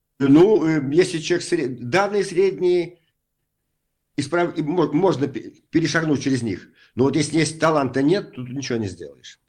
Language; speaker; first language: Russian; native; Russian